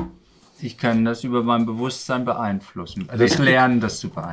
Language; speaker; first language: German; native; German